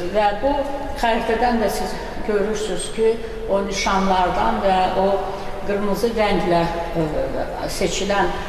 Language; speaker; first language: Azerbaijani; native; Azerbaijani